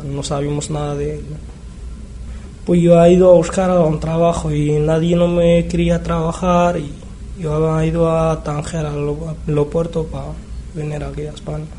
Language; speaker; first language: Spanish; non-native, learner; Arabic